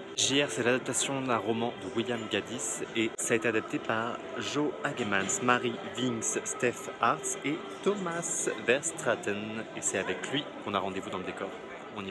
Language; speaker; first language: French; native; French